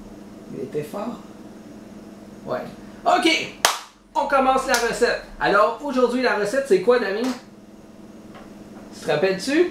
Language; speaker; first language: French; native; French